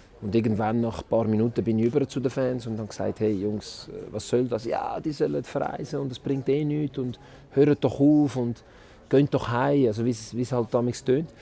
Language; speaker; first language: German; early bilingual, other home language; Italian